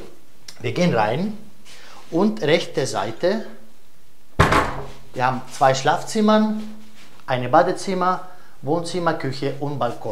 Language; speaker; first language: German; non-native, fluent; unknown